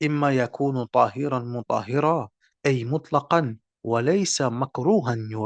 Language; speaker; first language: Arabic; non-native, fluent; French